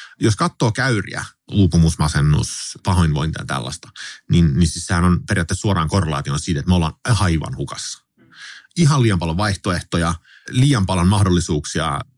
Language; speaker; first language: Finnish; early bilingual, heritage; Finnish